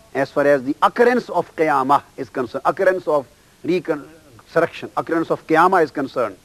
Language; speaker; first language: English; non-native, local second language; Punjabi